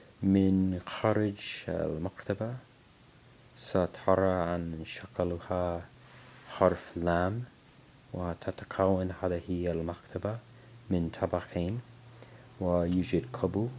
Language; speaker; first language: Arabic; non-native, learner; English